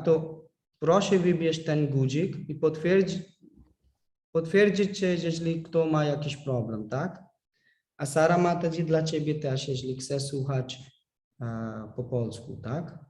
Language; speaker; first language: Polish; non-native, learner; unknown